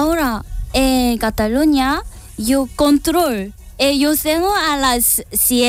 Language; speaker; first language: Spanish; non-native, learner; Korean